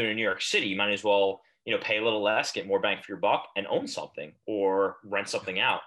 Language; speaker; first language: English; native; English